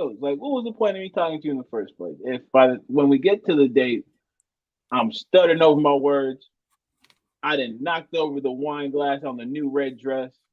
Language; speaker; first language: English; native; English